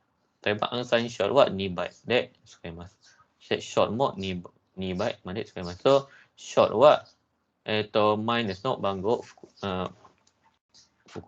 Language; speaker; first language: Japanese; non-native, fluent; Malay